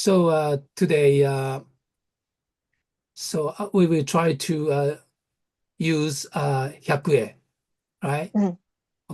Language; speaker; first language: English; non-native, learner; Japanese